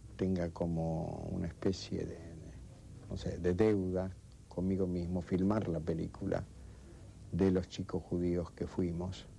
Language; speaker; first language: Spanish; native; Spanish